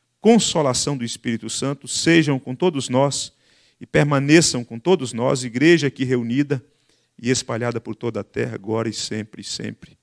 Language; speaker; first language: Portuguese; native; Portuguese